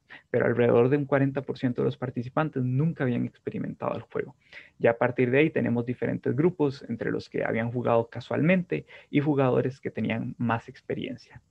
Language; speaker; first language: Spanish; native; Spanish